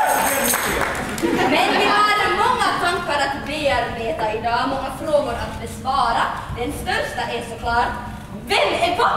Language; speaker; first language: Swedish; native; Swedish